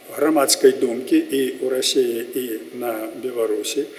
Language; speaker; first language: Russian; non-native, local second language; Belarusian